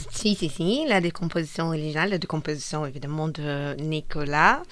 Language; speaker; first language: French; non-native, fluent; Portuguese